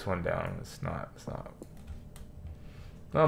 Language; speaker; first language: English; native; English